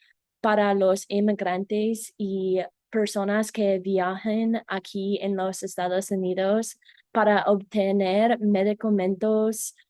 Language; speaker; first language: Spanish; non-native, learner; English